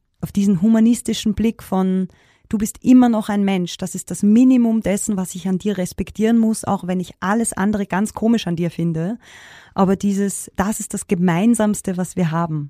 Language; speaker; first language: German; native; German